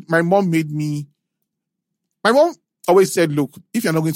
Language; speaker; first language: English; non-native, local second language; Yoruba